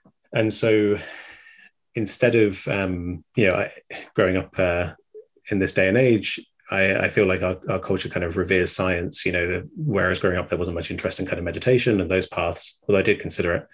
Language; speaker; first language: English; native; English